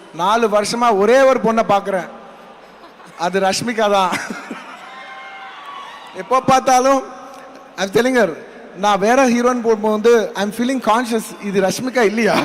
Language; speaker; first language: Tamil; non-native, local second language; Telugu